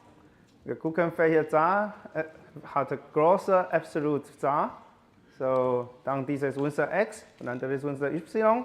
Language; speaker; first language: German; non-native, learner; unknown